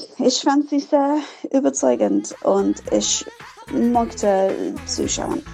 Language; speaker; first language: German; non-native, fluent; English